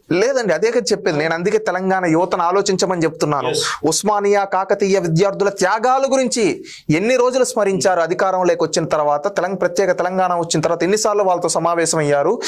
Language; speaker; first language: Telugu; native; Telugu